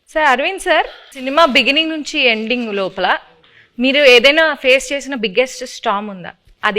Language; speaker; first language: Telugu; native; Telugu